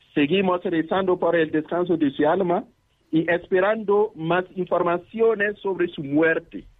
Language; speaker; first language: Spanish; non-native, fluent; Mossi